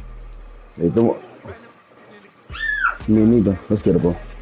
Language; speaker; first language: English; native; English